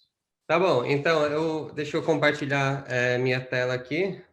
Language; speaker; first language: Portuguese; non-native, fluent; English